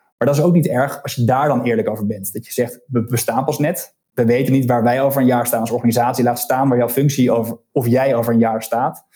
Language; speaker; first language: Dutch; native; Dutch